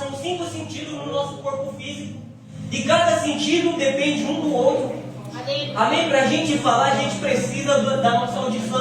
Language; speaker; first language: Portuguese; native; Portuguese